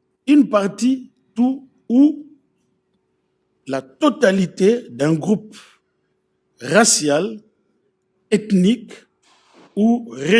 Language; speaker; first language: French; non-native, local second language; Lingala